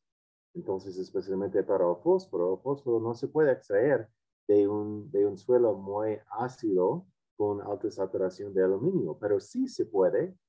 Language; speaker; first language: Spanish; non-native, fluent; English